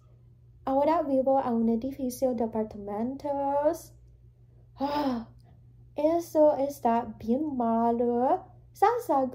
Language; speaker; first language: Spanish; early bilingual, heritage; English